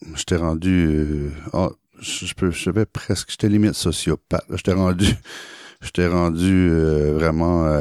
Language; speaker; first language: French; native; French